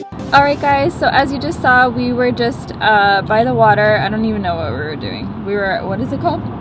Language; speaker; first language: English; native; English